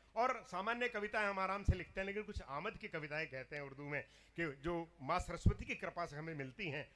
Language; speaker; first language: Hindi; non-native, local second language; Punjabi